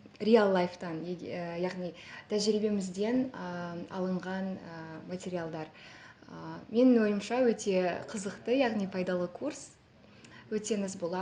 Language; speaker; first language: Kazakh; non-native, local second language; Russian